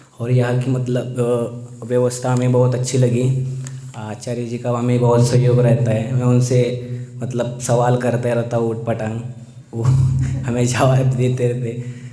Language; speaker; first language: Hindi; non-native, local second language; Marathi